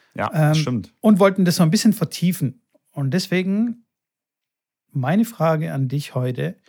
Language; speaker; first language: German; early bilingual, other home language; Bulgarian